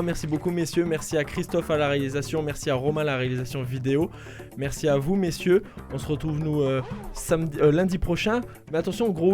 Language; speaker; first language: French; native; French